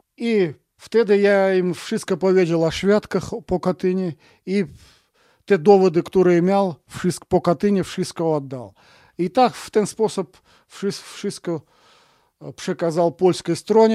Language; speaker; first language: Polish; non-native, fluent; Russian